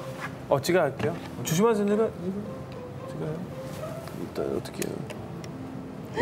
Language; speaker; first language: Korean; non-native, learner; English